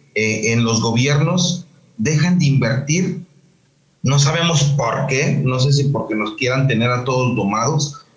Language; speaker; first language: Spanish; native; Spanish